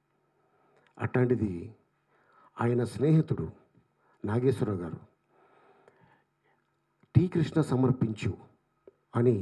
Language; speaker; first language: Telugu; native; Telugu